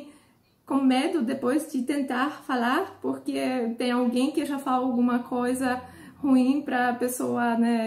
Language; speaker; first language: Portuguese; non-native, fluent; Polish